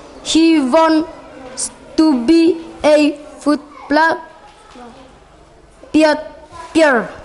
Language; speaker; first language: English; non-native, learner; Indonesian